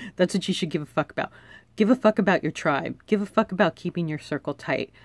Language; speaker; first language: English; native; English